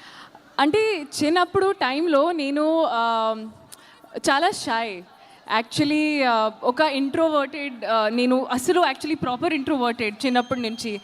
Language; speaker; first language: Telugu; non-native, learner; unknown